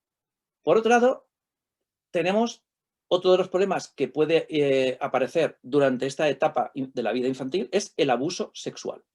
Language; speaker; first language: Spanish; native; Spanish